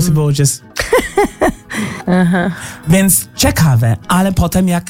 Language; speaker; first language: Polish; non-native, fluent; English